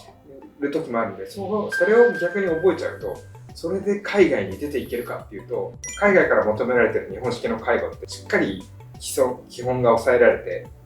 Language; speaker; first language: Japanese; native; Japanese